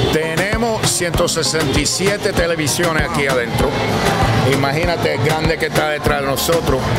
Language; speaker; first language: Spanish; early bilingual, heritage; Spanish